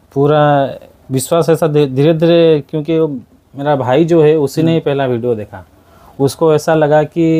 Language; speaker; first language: Hindi; non-native, local second language; Odia